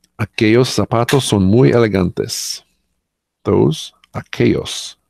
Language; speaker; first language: Spanish; non-native, learner; English